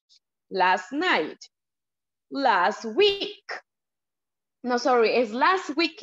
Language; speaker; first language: English; non-native, learner; Spanish